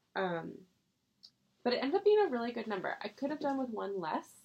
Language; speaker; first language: English; native; English